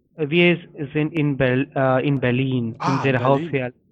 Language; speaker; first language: German; non-native, fluent; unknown